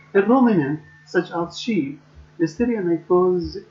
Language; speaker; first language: English; non-native, learner; Arabic